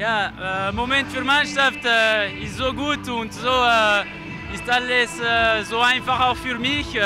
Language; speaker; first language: German; non-native, learner; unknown